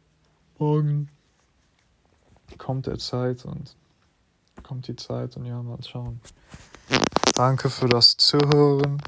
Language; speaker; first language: German; non-native, fluent; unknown